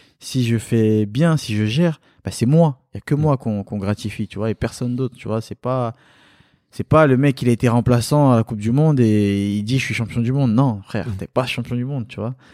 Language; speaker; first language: French; early bilingual, other home language; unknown